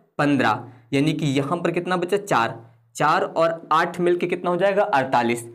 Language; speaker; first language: Hindi; native; Hindi